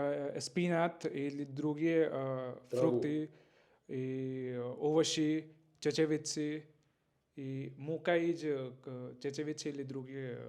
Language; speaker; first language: Russian; non-native, learner; Hindi